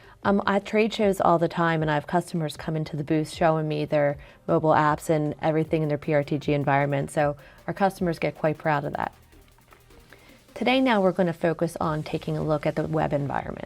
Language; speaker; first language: English; native; English